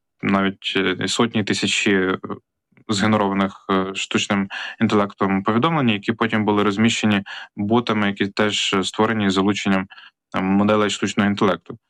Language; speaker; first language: Ukrainian; native; Ukrainian